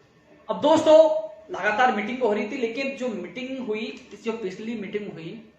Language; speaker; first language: Hindi; native; Hindi